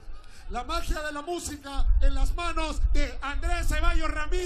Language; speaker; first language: Spanish; native; Spanish